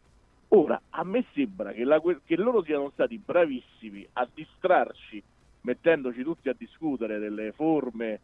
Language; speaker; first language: Italian; native; Italian